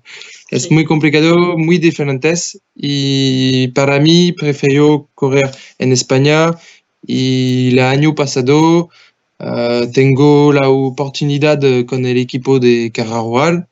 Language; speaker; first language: Spanish; non-native, learner; French